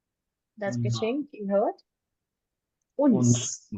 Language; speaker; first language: German; non-native, learner; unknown